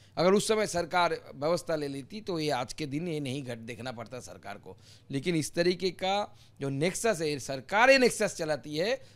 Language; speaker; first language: Hindi; non-native, local second language; Bangla